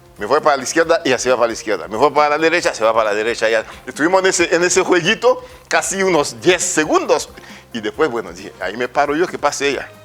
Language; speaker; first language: Spanish; non-native, fluent; French